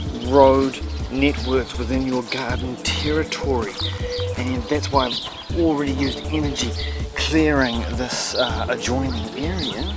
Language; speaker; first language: English; native; English